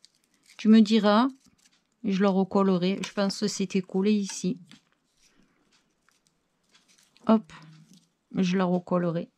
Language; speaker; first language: French; native; French